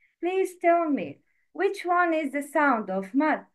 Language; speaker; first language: English; non-native, learner; Arabic